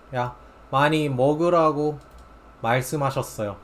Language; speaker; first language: Korean; non-native, fluent; English